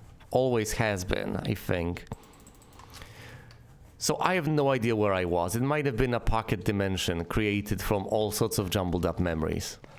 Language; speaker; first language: English; native; English